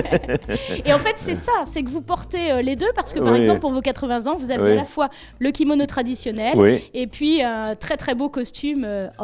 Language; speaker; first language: French; native; French